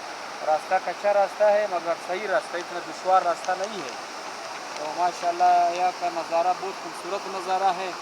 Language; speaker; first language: Hindi; non-native, local second language; Pashto